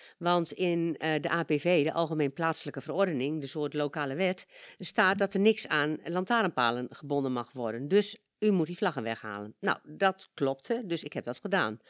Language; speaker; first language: Dutch; native; Dutch